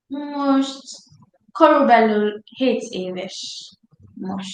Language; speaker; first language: Hungarian; non-native, learner; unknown